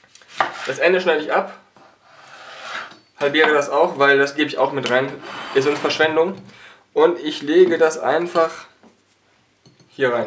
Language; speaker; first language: German; native; German